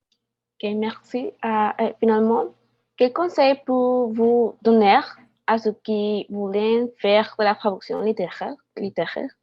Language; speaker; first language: French; non-native, learner; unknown